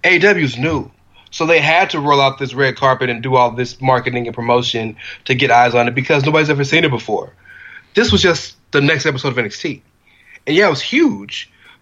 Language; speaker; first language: English; native; English